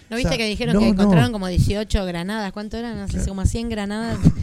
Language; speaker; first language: Spanish; native; Spanish